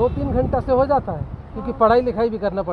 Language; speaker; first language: Hindi; non-native, local second language; Bangla